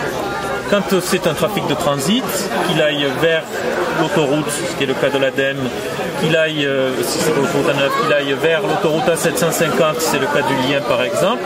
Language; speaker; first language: French; native; French